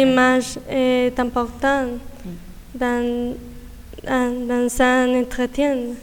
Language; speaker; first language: French; non-native, learner; Spanish